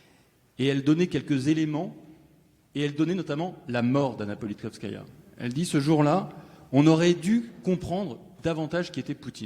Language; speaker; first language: French; native; French